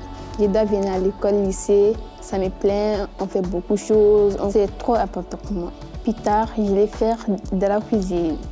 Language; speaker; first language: French; non-native, learner; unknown